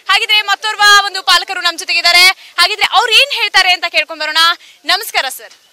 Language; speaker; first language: Kannada; native; Kannada